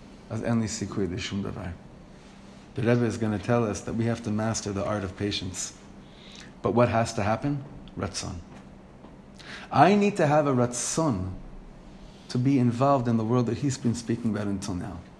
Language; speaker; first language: English; native; English